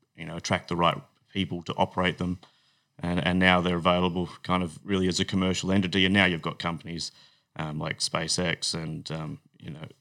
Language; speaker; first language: English; native; English